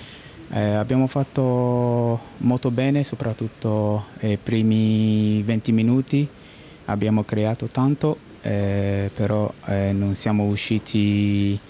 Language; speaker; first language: Italian; non-native, fluent; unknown